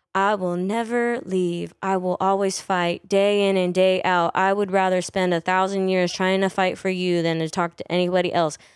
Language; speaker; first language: English; early bilingual, other home language; Filipino